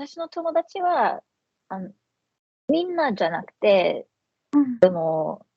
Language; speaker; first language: Japanese; non-native, fluent; English